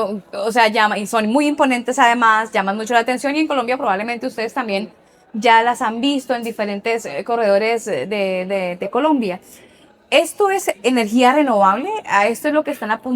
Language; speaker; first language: Spanish; native; Spanish